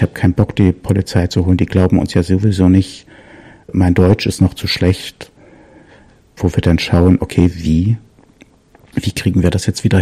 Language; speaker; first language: German; native; German